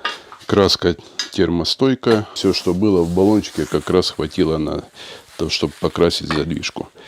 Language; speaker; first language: Russian; native; Russian